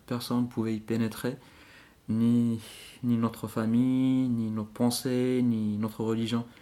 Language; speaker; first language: French; non-native, local second language; Arabic